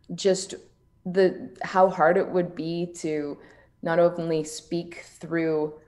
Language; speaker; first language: English; native; English